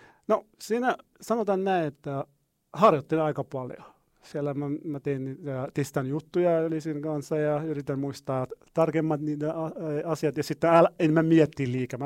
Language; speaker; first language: Finnish; non-native, learner; Arabic